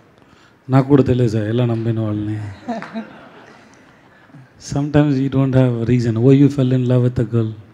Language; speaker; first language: Telugu; non-native, local second language; Tamil